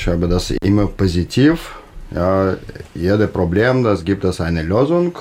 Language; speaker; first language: German; non-native, learner; Russian